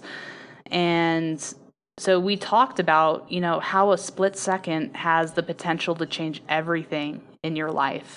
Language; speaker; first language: English; native; English